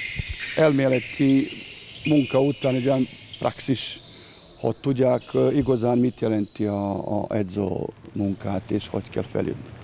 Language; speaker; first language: Hungarian; non-native, fluent; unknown